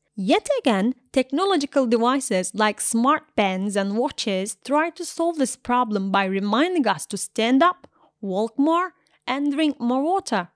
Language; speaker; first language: English; non-native, fluent; Turkish